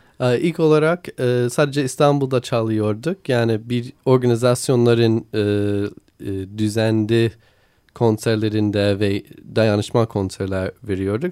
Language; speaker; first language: Turkish; non-native, learner; English